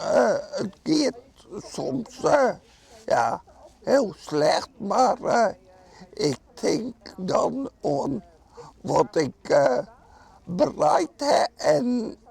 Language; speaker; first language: Dutch; non-native, local second language; Western Frisian